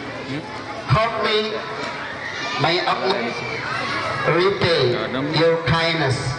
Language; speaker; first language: English; non-native, learner; Indonesian